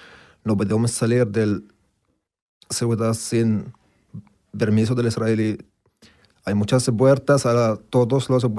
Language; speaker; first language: Spanish; non-native, learner; Arabic